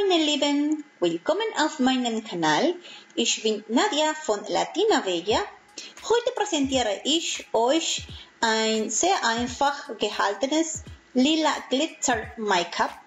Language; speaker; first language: German; non-native, fluent; Spanish